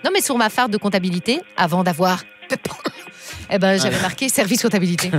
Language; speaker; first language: French; native; French